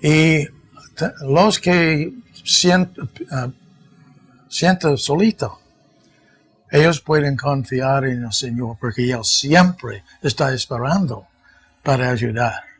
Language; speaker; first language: Spanish; non-native, fluent; English